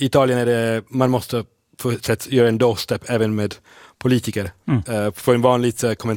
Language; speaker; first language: Swedish; non-native, fluent; Italian